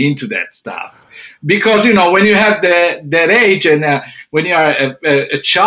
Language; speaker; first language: English; non-native, fluent; Italian